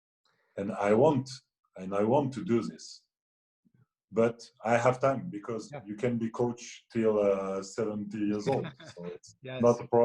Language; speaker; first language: English; non-native, fluent; French